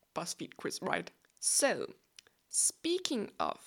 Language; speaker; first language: English; non-native, fluent; Danish